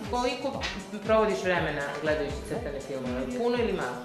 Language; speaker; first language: Serbian; native; Serbian